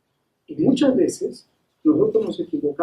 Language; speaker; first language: Spanish; native; Spanish